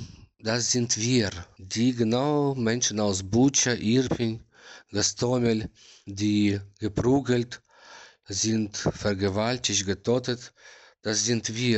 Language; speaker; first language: German; non-native, learner; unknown